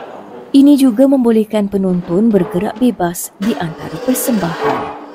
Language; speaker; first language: Malay; native; Malay